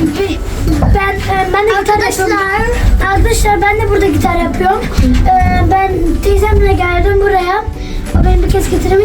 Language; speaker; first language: Turkish; early bilingual, heritage; Turkish